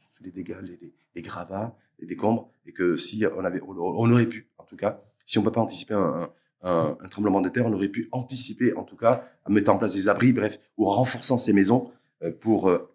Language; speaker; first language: French; native; French